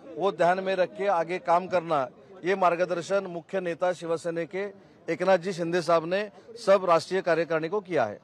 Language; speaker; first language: Hindi; non-native, local second language; Marathi